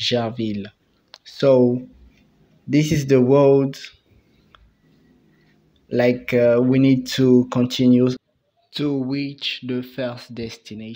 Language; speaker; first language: English; non-native, fluent; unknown